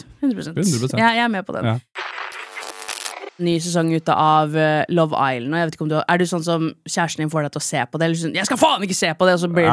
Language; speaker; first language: Norwegian; native; Norwegian